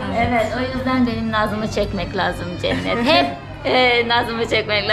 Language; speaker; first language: Turkish; non-native, fluent; Turkmen